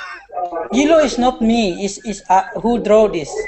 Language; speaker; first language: English; non-native, learner; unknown